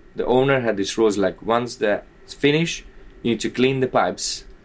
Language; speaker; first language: English; non-native, fluent; Slovak